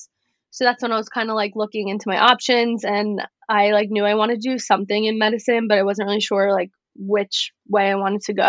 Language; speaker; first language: English; native; English